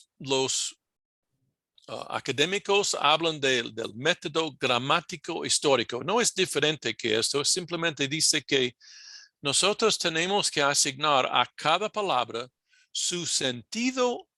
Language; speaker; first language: Spanish; non-native, fluent; English